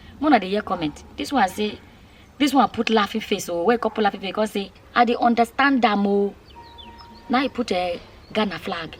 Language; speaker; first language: Nigerian Pidgin; native; Nigerian Pidgin